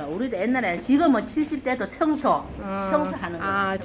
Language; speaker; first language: Korean; native; Korean